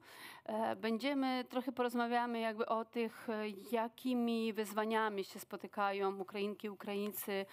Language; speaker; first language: Polish; non-native, fluent; Ukrainian